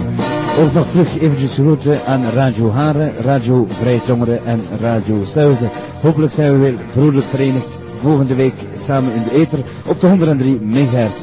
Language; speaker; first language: Dutch; native; Dutch